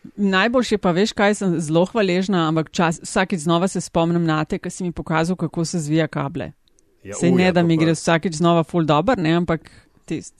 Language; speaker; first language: Slovenian; native; Slovenian